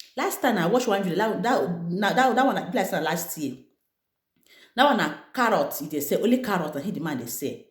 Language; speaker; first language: Nigerian Pidgin; non-native, local second language; Igbo